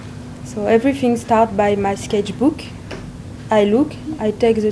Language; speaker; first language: English; non-native, learner; French